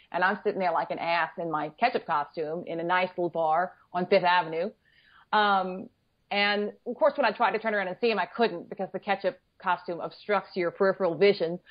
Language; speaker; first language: English; native; English